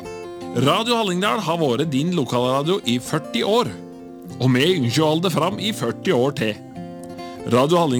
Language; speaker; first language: Norwegian; native; Norwegian